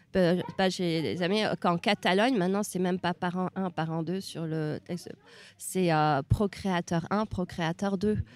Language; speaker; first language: French; non-native, fluent; Hungarian